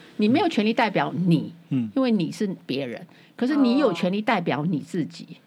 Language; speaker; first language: Chinese; native; Chinese